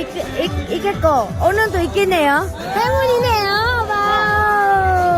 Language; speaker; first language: Korean; non-native, learner; Vietnamese